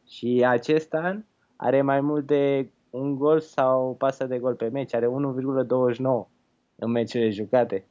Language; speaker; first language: Romanian; early bilingual, heritage; Romanian